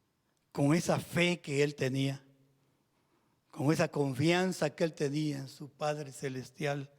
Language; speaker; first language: Spanish; native; Spanish